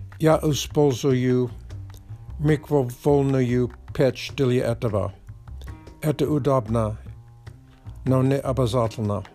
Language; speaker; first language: Russian; non-native, learner; English